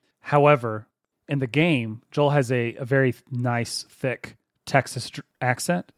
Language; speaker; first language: English; native; English